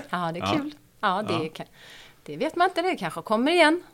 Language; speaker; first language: Swedish; native; Swedish